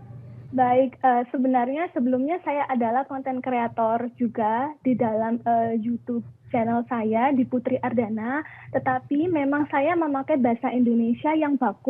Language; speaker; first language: Indonesian; non-native, local second language; Javanese